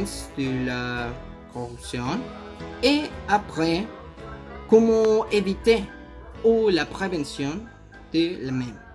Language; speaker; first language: French; non-native, learner; Spanish